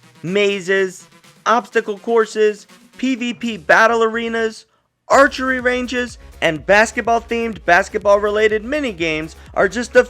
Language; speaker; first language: English; native; English